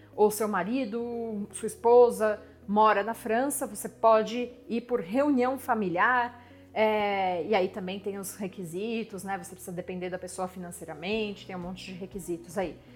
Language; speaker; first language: Portuguese; non-native, fluent; French